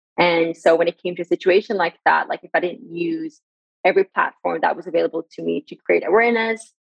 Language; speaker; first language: English; early bilingual, other home language; Persian